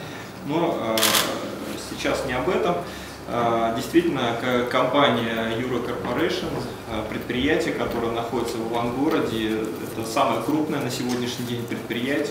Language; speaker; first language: Russian; native; Russian